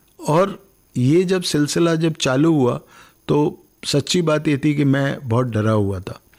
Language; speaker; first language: Hindi; native; Hindi